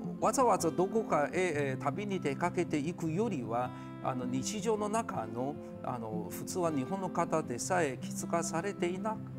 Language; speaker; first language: Japanese; non-native, fluent; Chinese